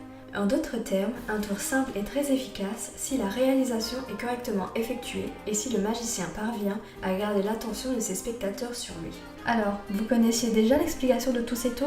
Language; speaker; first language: French; native; French